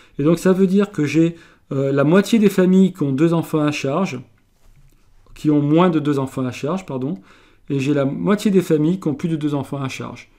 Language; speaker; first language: French; native; French